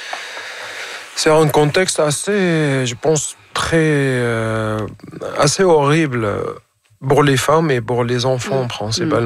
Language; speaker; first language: French; non-native, fluent; Arabic